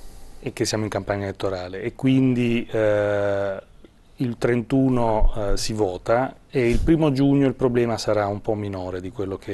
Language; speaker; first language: Italian; native; Italian